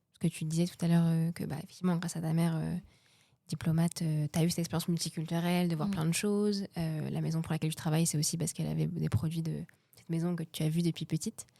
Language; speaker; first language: French; native; French